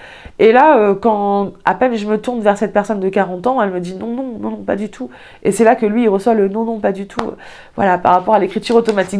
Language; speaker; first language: French; native; French